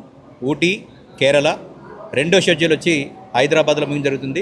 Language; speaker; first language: Telugu; native; Telugu